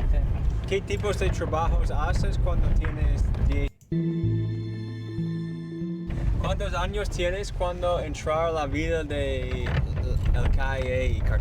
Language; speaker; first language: Spanish; non-native, learner; English